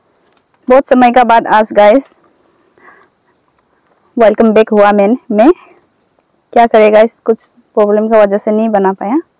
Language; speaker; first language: Hindi; non-native, local second language; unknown